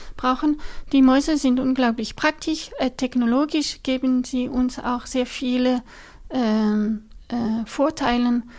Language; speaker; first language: German; non-native, local second language; French